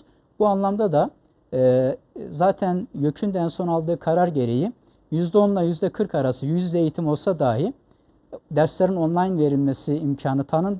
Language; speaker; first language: Turkish; native; Turkish